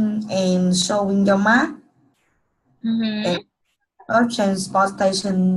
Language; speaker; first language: English; non-native, learner; Vietnamese